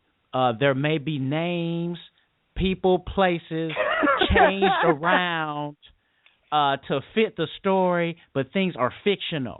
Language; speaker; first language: English; native; English